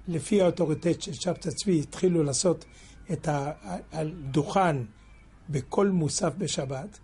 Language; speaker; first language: Hebrew; non-native, fluent; French